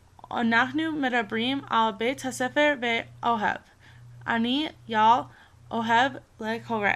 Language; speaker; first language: Hebrew; non-native, learner; English